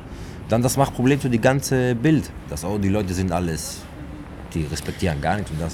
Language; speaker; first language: German; non-native, learner; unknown